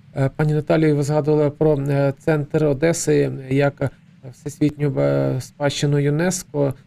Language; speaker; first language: Ukrainian; native; Ukrainian